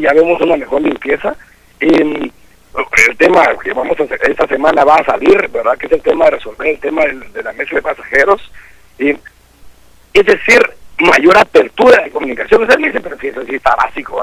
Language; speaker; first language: Spanish; native; Spanish